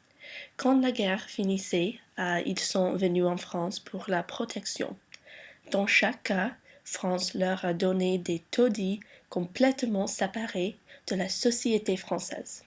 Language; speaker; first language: French; non-native, learner; English